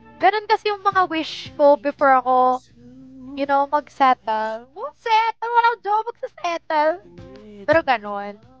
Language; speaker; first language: Filipino; non-native, local second language; Hiligaynon